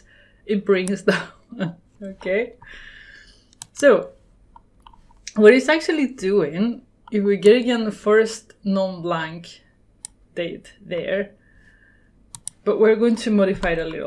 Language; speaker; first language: English; non-native, fluent; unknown